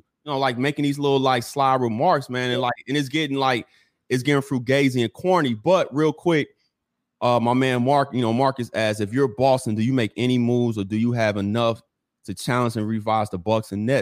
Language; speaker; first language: English; native; English